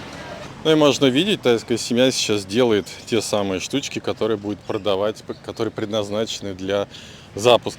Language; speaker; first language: Russian; native; Russian